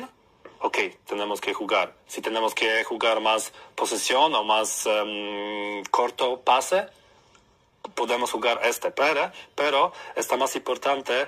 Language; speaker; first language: Spanish; non-native, learner; Polish